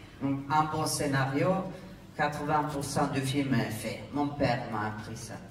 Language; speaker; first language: French; non-native, fluent; Italian